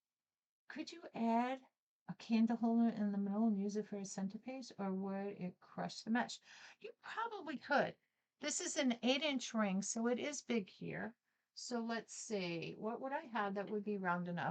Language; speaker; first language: English; native; English